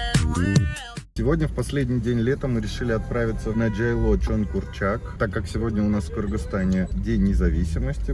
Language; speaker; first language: Russian; native; Russian